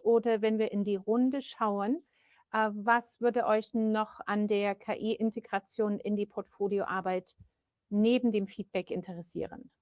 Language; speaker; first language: German; native; German